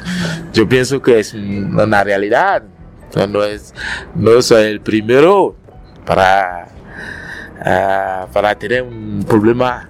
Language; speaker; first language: Spanish; non-native, learner; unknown